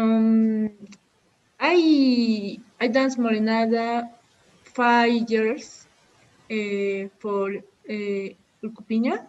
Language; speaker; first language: English; non-native, learner; Spanish